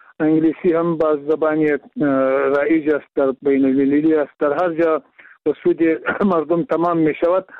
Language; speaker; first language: Persian; non-native, local second language; Pashto